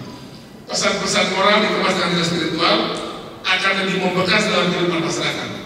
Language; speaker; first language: Indonesian; native; Indonesian